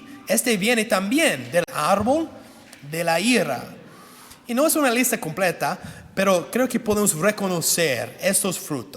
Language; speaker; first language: Spanish; non-native, fluent; English